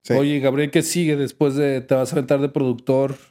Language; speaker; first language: Spanish; native; Spanish